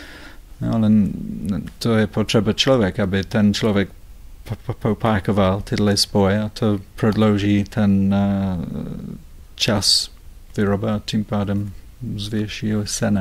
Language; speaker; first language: Czech; non-native, fluent; English